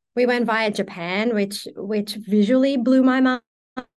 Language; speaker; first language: English; early bilingual, other home language; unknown